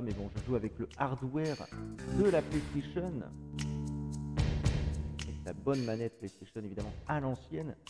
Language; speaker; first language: French; native; French